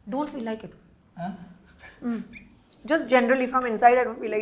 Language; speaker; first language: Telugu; non-native, learner; Hindi